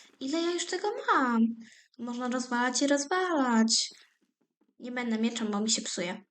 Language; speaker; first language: Polish; native; Polish